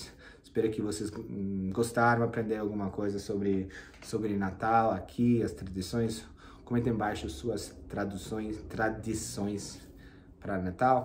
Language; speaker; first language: Portuguese; non-native, fluent; English